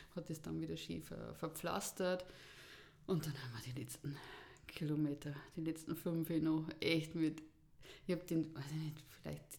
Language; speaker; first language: German; native; German